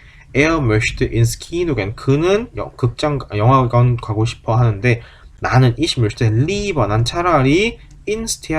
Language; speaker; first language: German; non-native, fluent; Korean